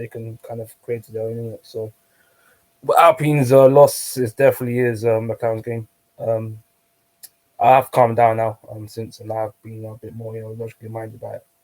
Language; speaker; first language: English; native; English